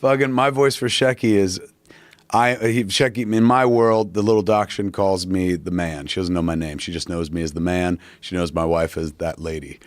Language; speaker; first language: English; native; English